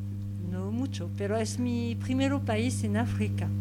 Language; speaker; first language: Spanish; non-native, learner; French